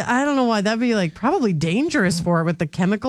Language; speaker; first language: English; native; English